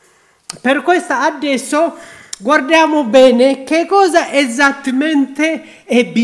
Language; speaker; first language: Italian; non-native, learner; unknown